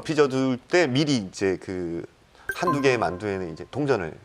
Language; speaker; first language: Korean; native; Korean